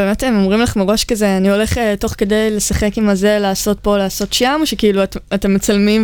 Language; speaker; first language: Hebrew; native; Hebrew